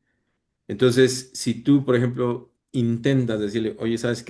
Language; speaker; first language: Spanish; native; Spanish